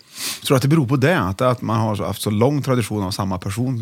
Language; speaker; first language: Swedish; native; Swedish